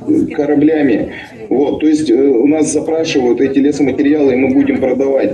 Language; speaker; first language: Russian; native; Russian